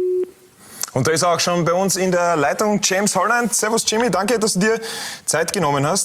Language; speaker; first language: German; native; German